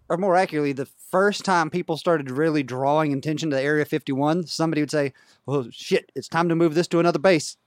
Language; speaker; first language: English; native; English